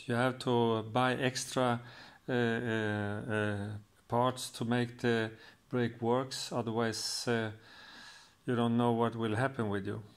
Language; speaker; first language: English; non-native, fluent; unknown